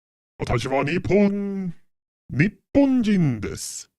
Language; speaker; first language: Japanese; non-native, learner; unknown